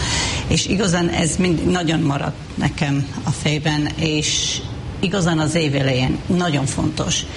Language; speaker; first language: Hungarian; non-native, learner; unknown